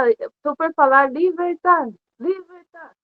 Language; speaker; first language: Portuguese; non-native, learner; Spanish